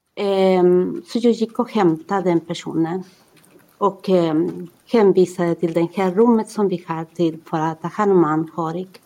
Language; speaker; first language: Swedish; non-native, fluent; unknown